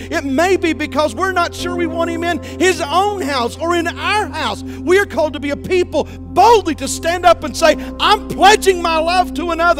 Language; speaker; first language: English; native; English